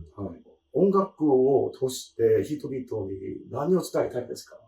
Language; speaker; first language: Japanese; non-native, learner; English